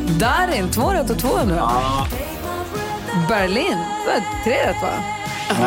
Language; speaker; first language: Swedish; native; Swedish